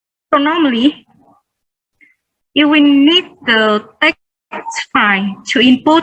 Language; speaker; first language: English; non-native, learner; Vietnamese